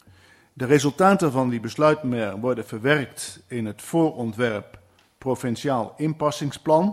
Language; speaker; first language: Dutch; native; Dutch